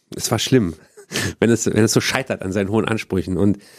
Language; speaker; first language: German; native; German